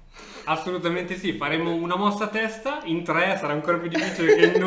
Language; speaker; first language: Italian; native; Italian